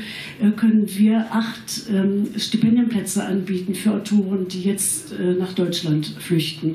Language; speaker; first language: German; native; German